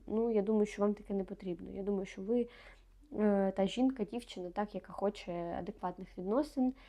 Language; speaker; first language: Ukrainian; non-native, local second language; Russian